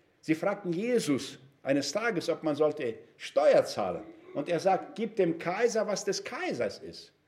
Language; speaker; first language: German; non-native, fluent; Portuguese